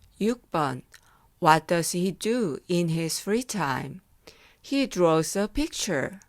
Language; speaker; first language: English; non-native, fluent; Korean